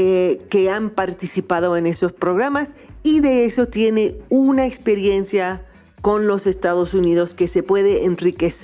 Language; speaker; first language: Spanish; non-native, fluent; English